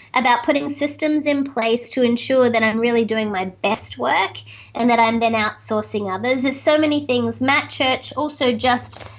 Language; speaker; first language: English; native; English